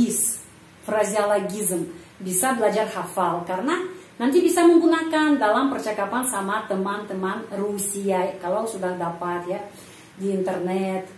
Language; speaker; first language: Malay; non-native, fluent; Russian